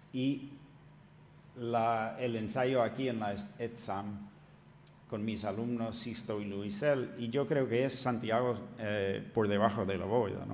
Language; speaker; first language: Spanish; non-native, fluent; English